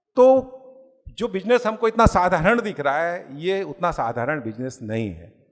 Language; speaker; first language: Hindi; native; Hindi